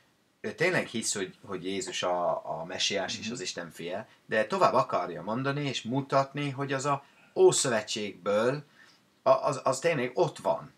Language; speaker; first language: Hungarian; non-native, fluent; English